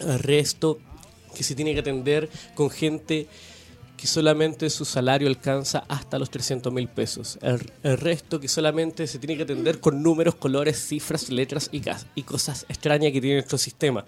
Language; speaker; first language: Spanish; native; Spanish